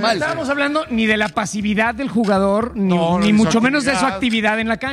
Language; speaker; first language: Spanish; native; Spanish